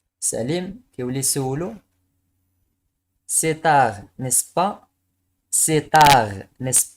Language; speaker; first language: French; non-native, local second language; Arabic